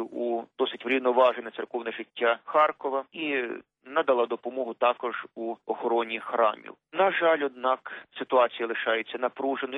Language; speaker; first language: Ukrainian; native; Ukrainian